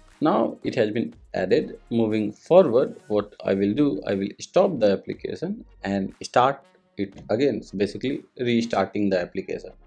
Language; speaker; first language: English; non-native, local second language; Hindi